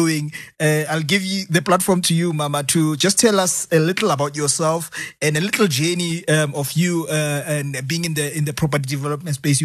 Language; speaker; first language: English; non-native, local second language; Zulu